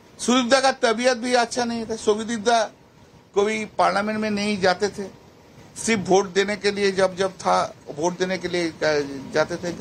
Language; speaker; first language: Hindi; non-native, local second language; Bangla